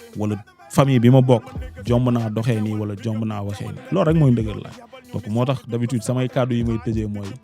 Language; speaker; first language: Wolof; native; Wolof